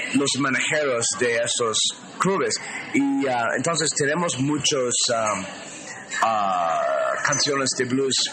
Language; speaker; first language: Spanish; non-native, learner; English